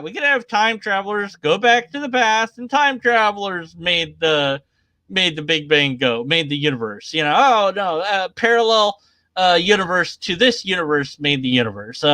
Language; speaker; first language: English; native; English